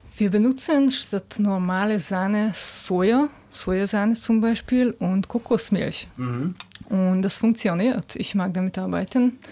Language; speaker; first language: German; non-native, fluent; Hungarian